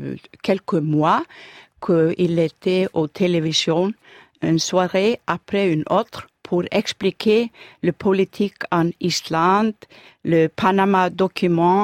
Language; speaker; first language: French; non-native, learner; Icelandic